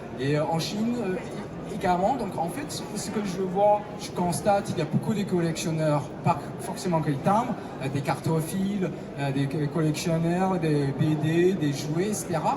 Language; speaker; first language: French; non-native, fluent; Chinese